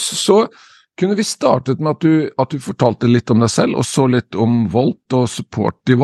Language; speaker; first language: Norwegian; native; Norwegian